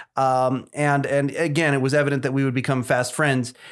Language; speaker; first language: English; native; English